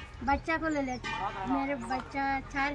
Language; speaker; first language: Hindi; non-native, learner; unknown